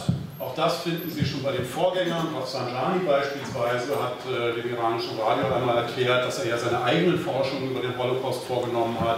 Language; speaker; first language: German; native; German